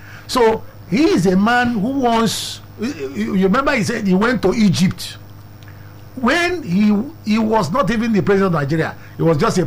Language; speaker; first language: English; non-native, local second language; Igbo